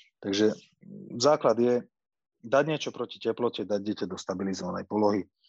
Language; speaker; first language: Slovak; native; Slovak